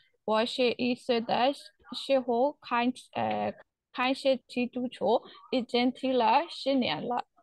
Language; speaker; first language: Chinese; non-native, learner; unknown